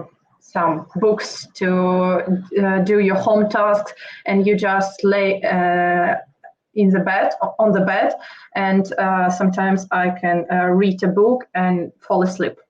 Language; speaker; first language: English; non-native, fluent; Russian